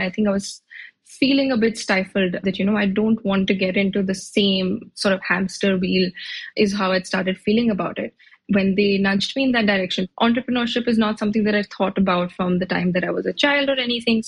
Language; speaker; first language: English; non-native, local second language; Hindi